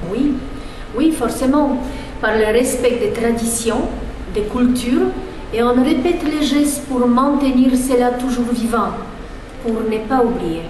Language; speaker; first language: French; non-native, fluent; Polish